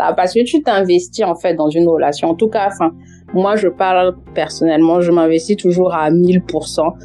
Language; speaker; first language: French; native; French